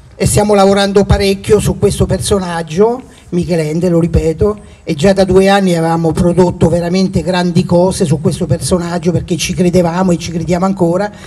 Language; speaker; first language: Italian; native; Italian